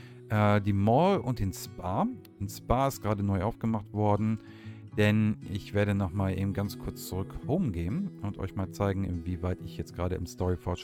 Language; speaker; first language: German; native; German